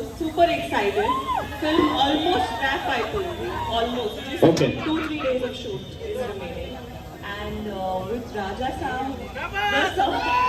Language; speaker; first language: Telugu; non-native, learner; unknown